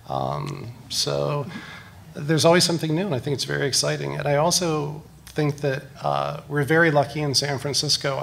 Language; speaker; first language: English; native; English